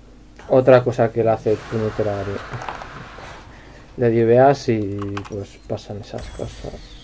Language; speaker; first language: Spanish; native; Spanish